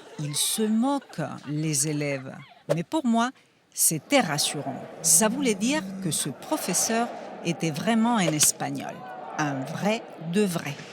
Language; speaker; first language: French; non-native, fluent; Spanish